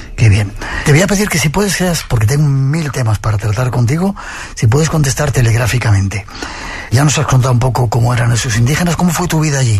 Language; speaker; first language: Spanish; native; Spanish